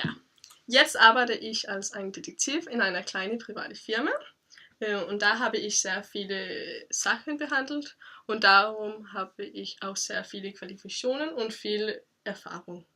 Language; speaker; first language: German; non-native, learner; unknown